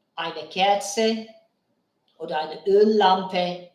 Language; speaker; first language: German; non-native, learner; Bangla